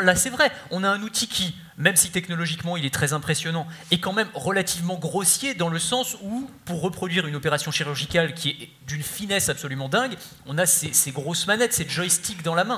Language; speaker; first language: French; native; French